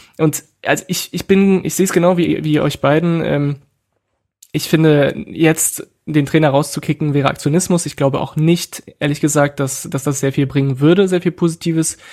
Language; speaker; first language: German; non-native, fluent; French